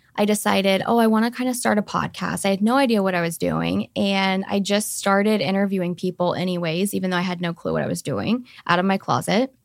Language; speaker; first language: English; native; English